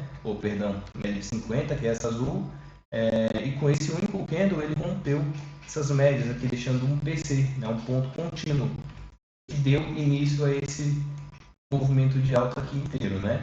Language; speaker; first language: Portuguese; native; Portuguese